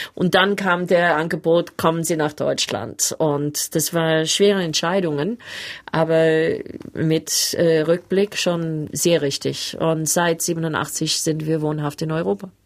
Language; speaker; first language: German; non-native, fluent; English